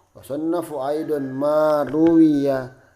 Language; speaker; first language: Arabic; non-native, fluent; Indonesian